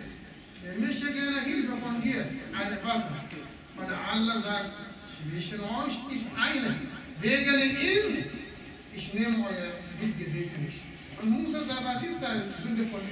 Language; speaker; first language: German; non-native, learner; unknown